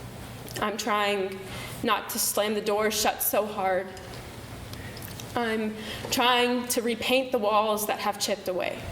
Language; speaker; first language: English; native; English